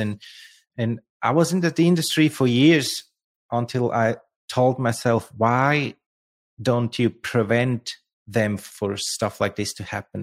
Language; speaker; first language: English; non-native, fluent; Swiss German